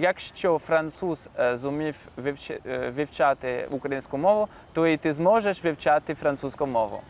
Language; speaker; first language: Ukrainian; non-native, fluent; French